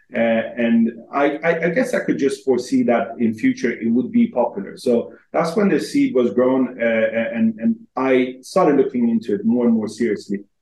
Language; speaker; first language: English; non-native, fluent; Persian